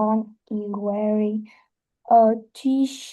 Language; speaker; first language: English; non-native, learner; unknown